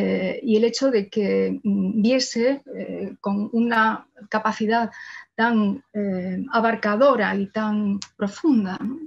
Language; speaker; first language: Spanish; native; Spanish